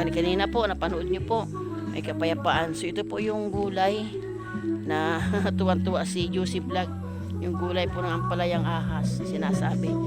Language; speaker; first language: Filipino; non-native, local second language; Masbatenyo